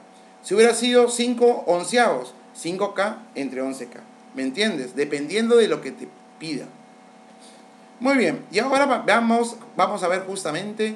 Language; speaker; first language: Spanish; native; Spanish